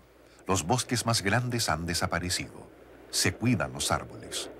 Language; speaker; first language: Spanish; native; Spanish